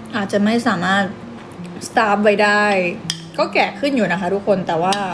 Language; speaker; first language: Thai; native; Thai